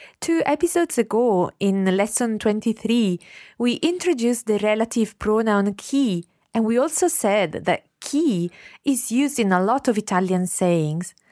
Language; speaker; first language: English; non-native, fluent; Italian